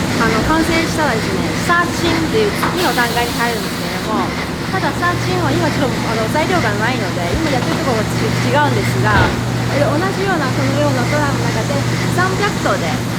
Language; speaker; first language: Japanese; non-native, fluent; Chinese